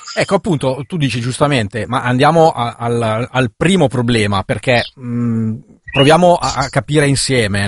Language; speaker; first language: Italian; native; Italian